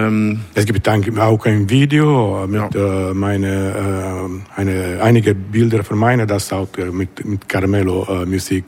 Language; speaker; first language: German; non-native, learner; Italian